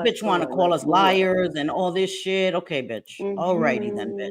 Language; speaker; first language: English; native; English